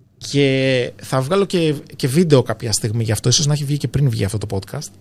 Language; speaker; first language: Greek; native; Greek